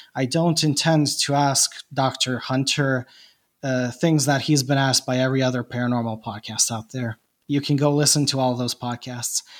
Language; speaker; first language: English; non-native, fluent; Bosnian